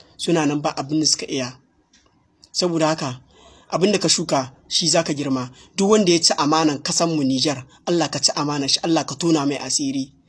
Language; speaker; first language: Hausa; native; Hausa